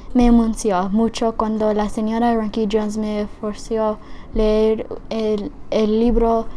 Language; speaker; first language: Spanish; non-native, learner; English